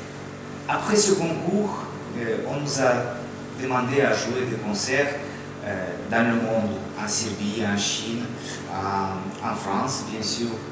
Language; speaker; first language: French; non-native, fluent; Russian